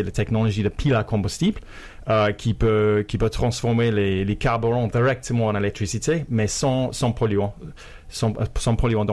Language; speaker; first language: French; non-native, fluent; English